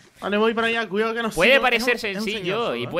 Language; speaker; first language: Spanish; native; Spanish